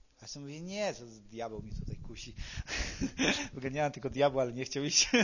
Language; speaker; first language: Polish; native; Polish